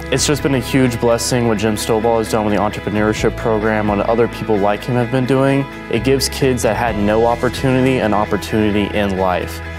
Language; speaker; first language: English; native; English